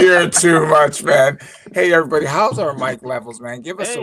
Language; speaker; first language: English; native; English